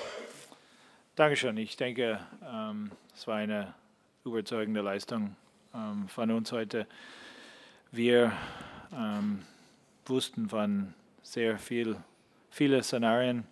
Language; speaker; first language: German; non-native, fluent; English